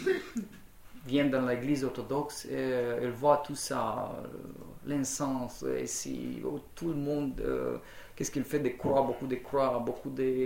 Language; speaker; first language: French; non-native, fluent; Romanian